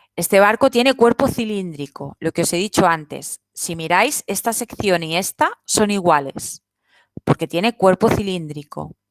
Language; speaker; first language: Spanish; non-native, local second language; Catalan